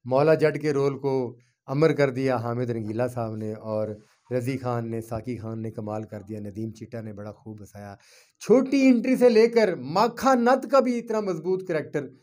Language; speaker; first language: Urdu; non-native, local second language; Punjabi